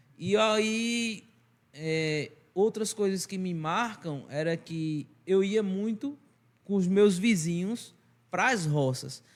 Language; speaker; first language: Portuguese; native; Portuguese